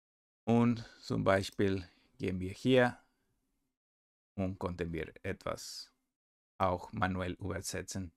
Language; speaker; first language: German; non-native, learner; Spanish